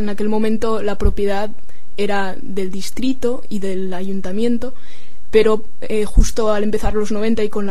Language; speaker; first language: Spanish; native; Spanish